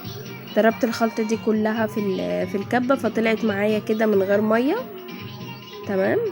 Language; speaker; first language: Arabic; native; Arabic